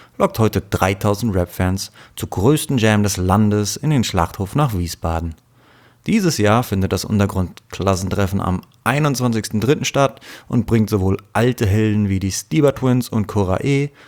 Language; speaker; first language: German; native; German